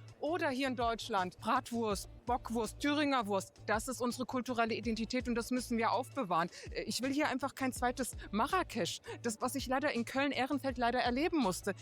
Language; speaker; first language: German; non-native, fluent; Serbian